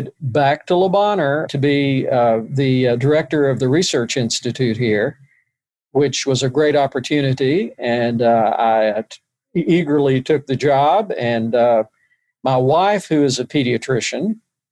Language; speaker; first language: English; native; English